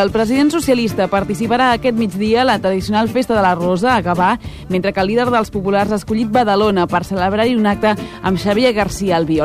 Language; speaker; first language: Catalan; native; Catalan